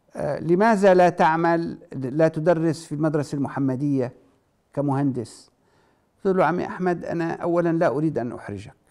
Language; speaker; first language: Arabic; native; Arabic